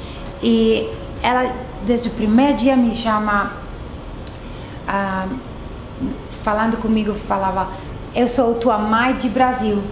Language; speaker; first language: Portuguese; non-native, fluent; Italian